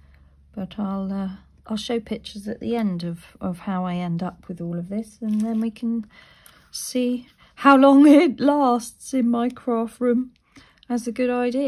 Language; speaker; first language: English; native; English